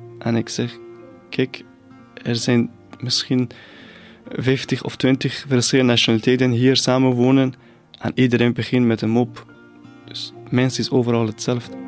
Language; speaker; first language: Dutch; non-native, fluent; Persian